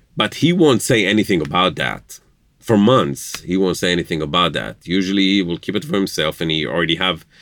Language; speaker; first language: English; non-native, fluent; Hebrew